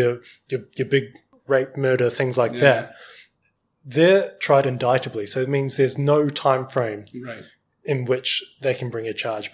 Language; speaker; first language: English; native; English